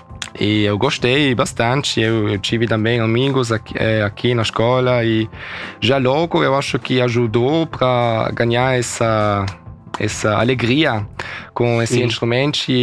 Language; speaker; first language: Portuguese; early bilingual, heritage; German